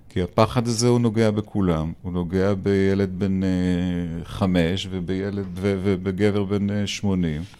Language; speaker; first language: Hebrew; native; Hebrew